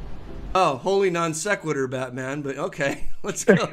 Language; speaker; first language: English; native; English